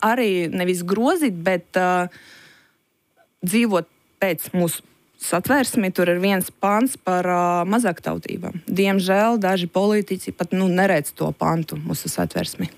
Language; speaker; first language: Latvian; non-native, local second language; Russian